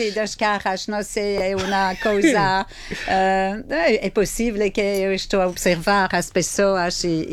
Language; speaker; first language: Portuguese; non-native, fluent; French